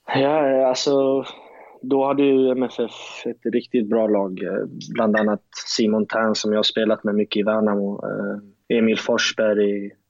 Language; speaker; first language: Swedish; early bilingual, other home language; German